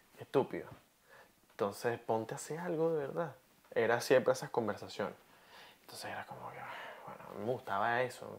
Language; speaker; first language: Spanish; native; Spanish